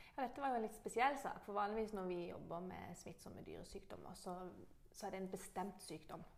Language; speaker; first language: Norwegian; native; Norwegian